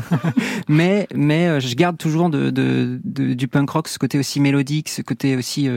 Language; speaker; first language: French; native; French